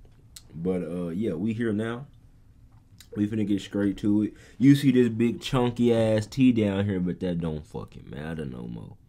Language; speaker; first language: English; native; English